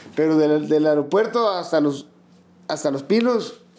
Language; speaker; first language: Spanish; native; Spanish